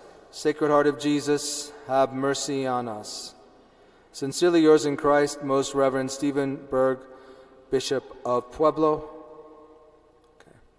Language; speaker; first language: English; early bilingual, other home language; Spanish